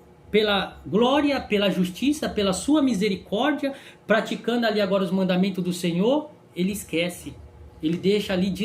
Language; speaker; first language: Portuguese; native; Portuguese